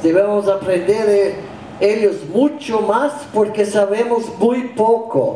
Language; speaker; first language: Spanish; non-native, fluent; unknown